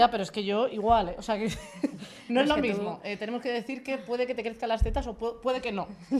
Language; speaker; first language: Spanish; native; Spanish